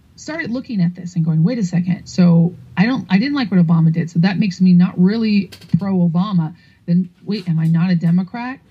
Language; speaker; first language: English; native; English